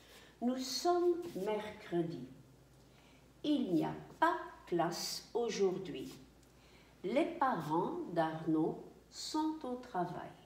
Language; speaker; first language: French; non-native, fluent; Dutch